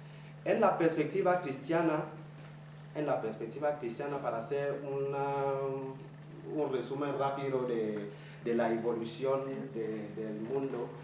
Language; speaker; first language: Spanish; non-native, fluent; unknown